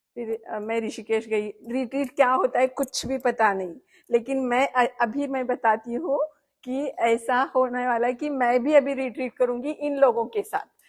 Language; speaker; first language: Hindi; non-native, local second language; Marathi